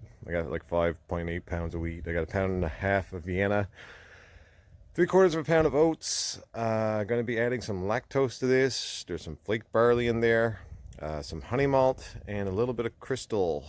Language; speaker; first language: English; native; English